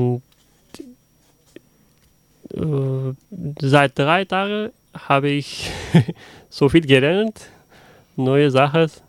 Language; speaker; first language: German; non-native, learner; Uzbek